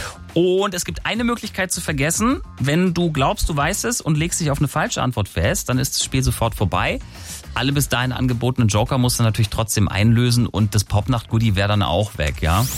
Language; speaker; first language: German; native; German